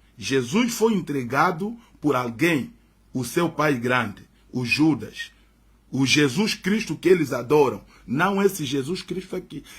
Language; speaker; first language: Portuguese; native; Portuguese